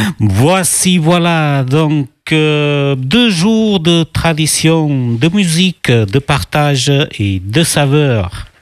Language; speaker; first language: French; early bilingual, other home language; Portuguese